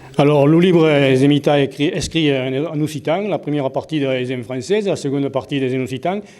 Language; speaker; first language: Occitan; native; Occitan